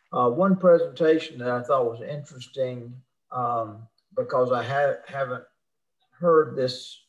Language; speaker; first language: English; native; English